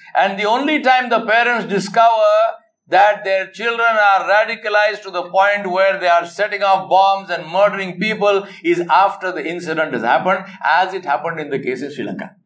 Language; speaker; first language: English; non-native, local second language; Urdu